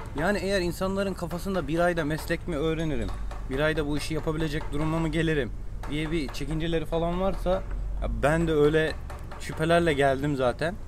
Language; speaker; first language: Turkish; native; Turkish